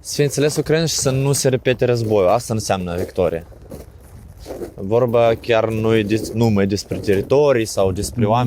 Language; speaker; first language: Romanian; non-native, learner; Ukrainian